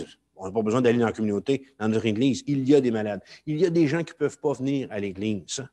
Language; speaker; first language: French; native; French